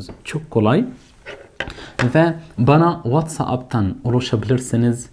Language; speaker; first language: Turkish; non-native, fluent; Arabic